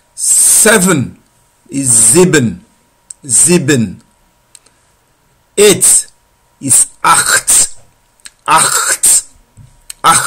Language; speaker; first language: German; non-native, learner; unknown